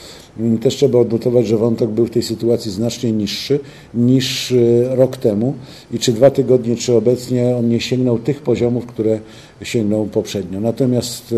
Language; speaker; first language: Polish; native; Polish